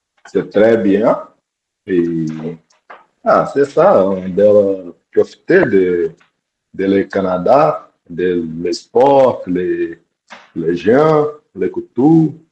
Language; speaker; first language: French; non-native, learner; Portuguese